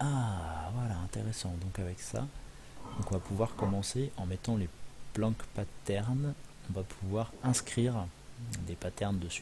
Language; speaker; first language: French; native; French